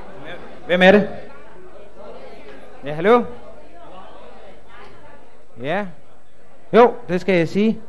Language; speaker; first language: Danish; native; Danish